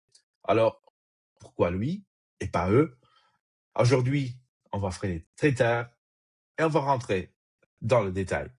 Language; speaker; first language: French; native; French